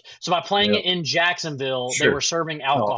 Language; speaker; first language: English; native; English